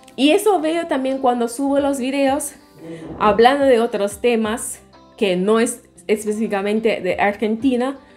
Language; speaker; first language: Spanish; non-native, fluent; English